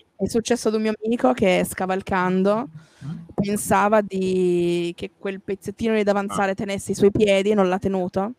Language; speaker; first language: Italian; native; Italian